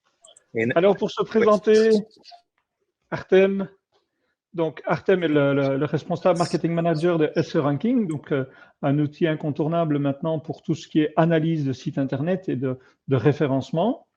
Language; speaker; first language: French; native; French